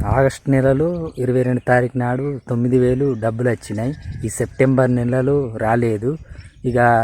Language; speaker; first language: Telugu; non-native, local second language; Gondi